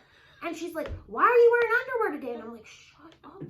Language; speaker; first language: English; native; English